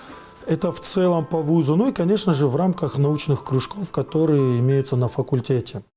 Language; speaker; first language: Russian; native; Russian